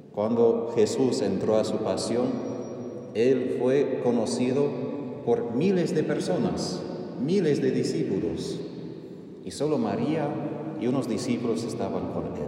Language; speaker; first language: Spanish; non-native, fluent; English